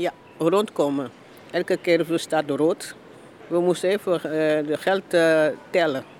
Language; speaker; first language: Dutch; non-native, learner; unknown